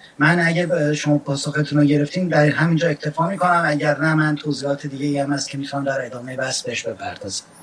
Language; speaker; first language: Persian; non-native, local second language; Central Kurdish